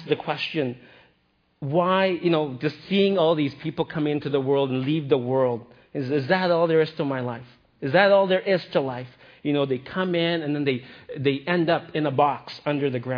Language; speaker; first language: English; non-native, local second language; Filipino